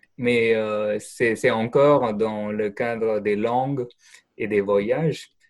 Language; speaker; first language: French; non-native, fluent; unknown